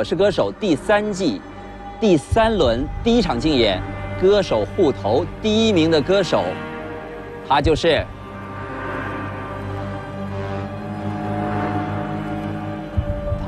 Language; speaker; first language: Chinese; native; Chinese